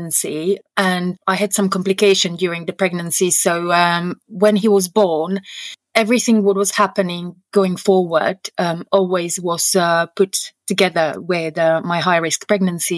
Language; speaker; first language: English; non-native, fluent; Slovak